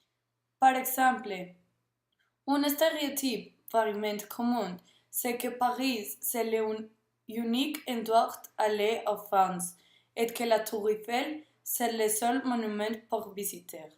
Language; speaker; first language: French; non-native, learner; Spanish